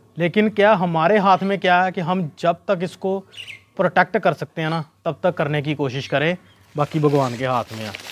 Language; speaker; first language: Hindi; non-native, local second language; Punjabi